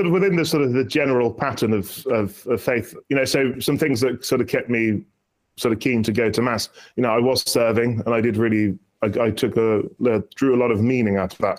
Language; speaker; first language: English; native; English